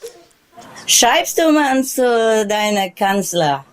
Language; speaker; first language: German; non-native, learner; Vietnamese